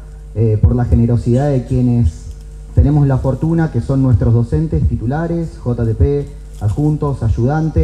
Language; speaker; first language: Spanish; native; Spanish